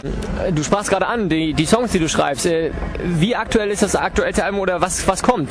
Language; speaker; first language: German; native; German